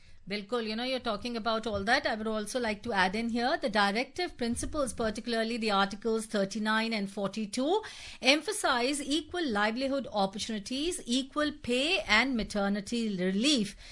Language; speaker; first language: English; non-native, local second language; Hindi